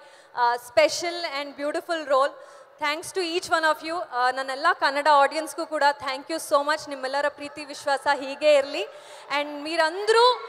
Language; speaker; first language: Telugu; non-native, learner; Kannada